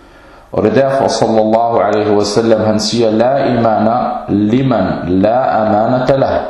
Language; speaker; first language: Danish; early bilingual, other home language; Arabic